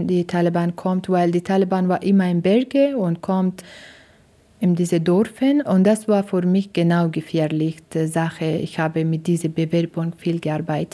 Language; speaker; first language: German; non-native, learner; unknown